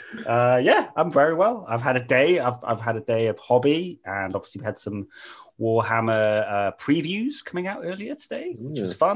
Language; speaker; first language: English; native; English